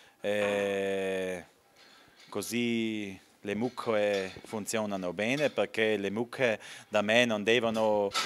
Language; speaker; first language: Italian; non-native, local second language; German